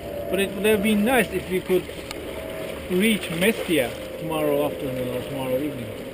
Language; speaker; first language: English; non-native, fluent; Turkish